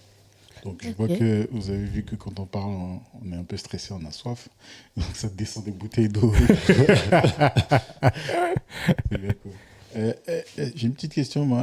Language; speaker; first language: French; native; French